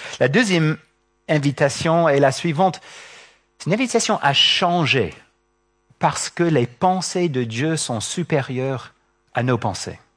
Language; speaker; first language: French; non-native, fluent; English